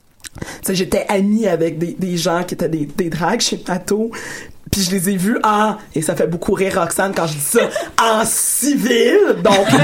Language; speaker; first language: French; native; French